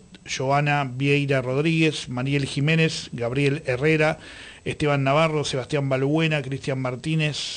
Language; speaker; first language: Spanish; native; Spanish